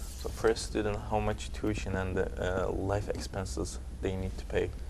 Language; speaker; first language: English; non-native, fluent; Turkish